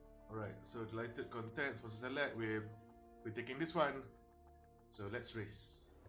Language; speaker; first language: English; non-native, local second language; Malay